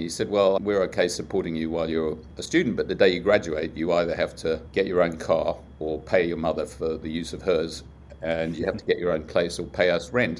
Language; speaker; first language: English; native; English